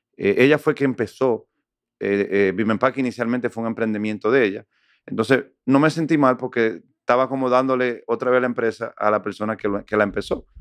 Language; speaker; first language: Spanish; native; Spanish